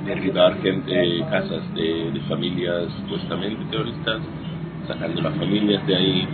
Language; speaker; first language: Spanish; non-native, fluent; Hebrew